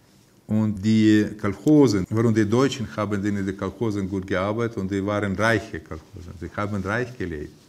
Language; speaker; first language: German; early bilingual, heritage; German